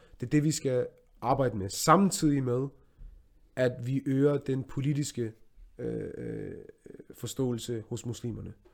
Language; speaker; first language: Danish; early bilingual, other home language; Arabic